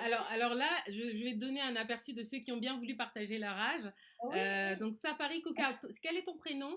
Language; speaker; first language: French; native; French